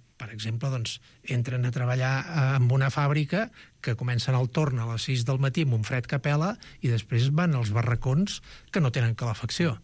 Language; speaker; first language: Catalan; native; Catalan